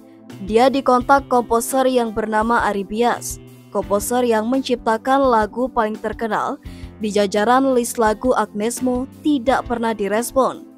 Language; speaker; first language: Indonesian; native; Indonesian